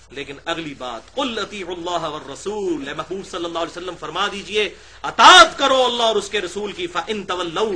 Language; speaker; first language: Urdu; non-native, local second language; Punjabi